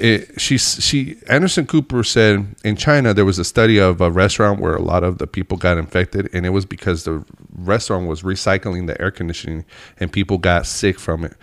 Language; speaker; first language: English; early bilingual, other home language; Spanish